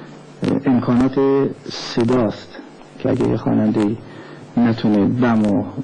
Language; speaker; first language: Persian; native; Persian